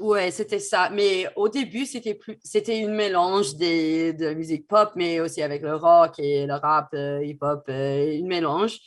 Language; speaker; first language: French; non-native, fluent; English